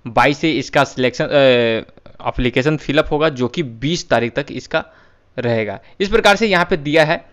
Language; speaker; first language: Hindi; native; Hindi